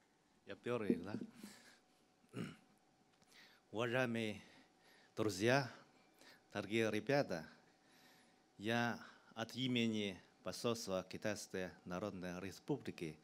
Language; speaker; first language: Russian; non-native, fluent; Chinese